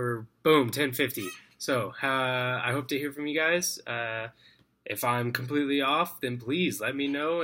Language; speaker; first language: English; native; English